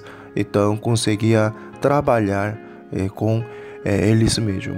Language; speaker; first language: Portuguese; non-native, fluent; Korean